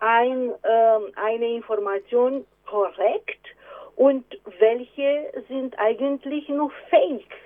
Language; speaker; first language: German; non-native, fluent; Romanian